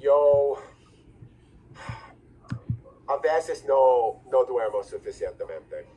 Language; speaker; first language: Spanish; non-native, fluent; English